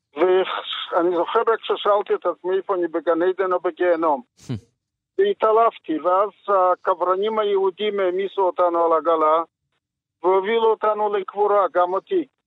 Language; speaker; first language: Hebrew; non-native, fluent; Yiddish